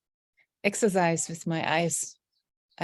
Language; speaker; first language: English; non-native, learner; German